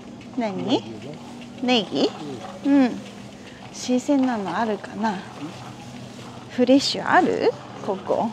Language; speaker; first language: Japanese; native; Japanese